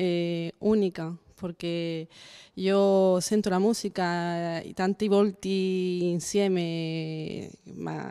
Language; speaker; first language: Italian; non-native, learner; Spanish